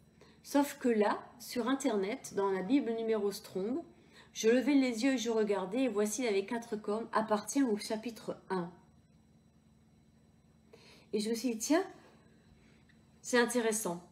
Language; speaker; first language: French; native; French